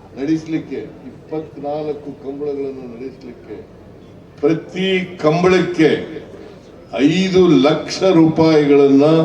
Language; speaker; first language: Kannada; native; Kannada